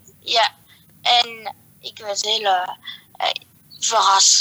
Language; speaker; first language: Dutch; early bilingual, heritage; Dutch